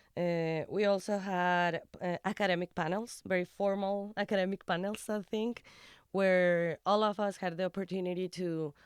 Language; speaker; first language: English; non-native, fluent; Spanish